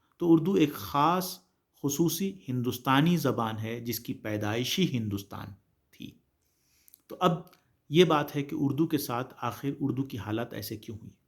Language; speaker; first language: Urdu; native; Urdu